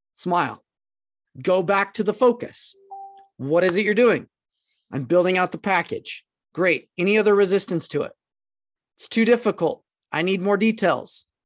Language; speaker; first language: English; native; English